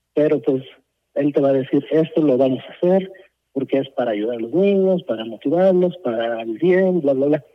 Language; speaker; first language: Spanish; early bilingual, heritage; Spanish